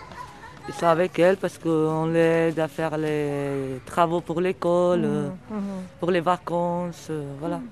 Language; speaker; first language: French; non-native, fluent; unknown